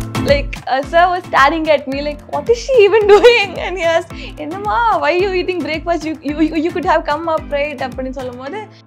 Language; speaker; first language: English; non-native, local second language; Tamil